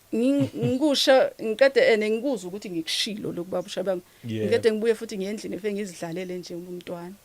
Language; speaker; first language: Zulu; native; Zulu